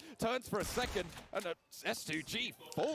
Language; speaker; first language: English; native; English